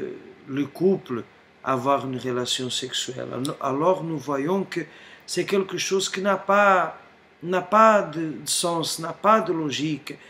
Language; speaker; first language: French; non-native, fluent; Portuguese